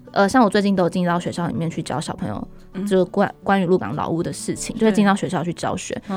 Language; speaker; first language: Chinese; native; Chinese